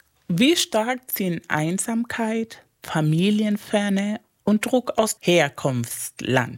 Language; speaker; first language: German; non-native, fluent; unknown